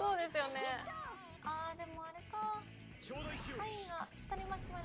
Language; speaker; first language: Japanese; native; Japanese